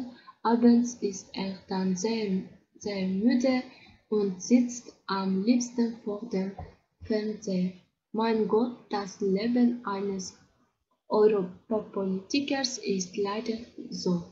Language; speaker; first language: German; non-native, learner; Kyrgyz